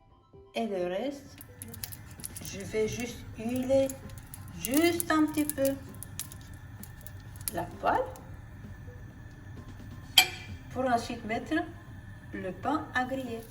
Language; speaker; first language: French; non-native, fluent; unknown